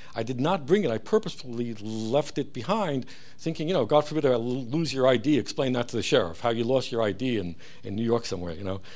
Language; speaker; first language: English; early bilingual, other home language; Hebrew